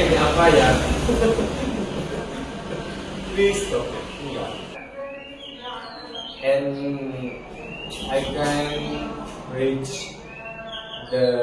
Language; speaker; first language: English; non-native, learner; Indonesian